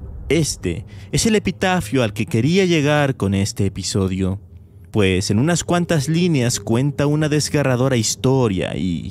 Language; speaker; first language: Spanish; native; Spanish